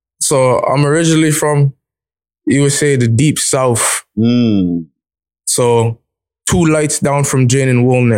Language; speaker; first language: English; native; English